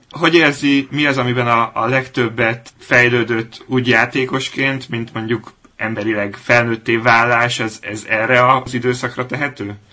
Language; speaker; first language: Hungarian; native; Hungarian